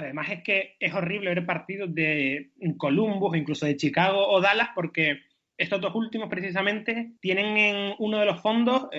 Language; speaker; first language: Spanish; native; Spanish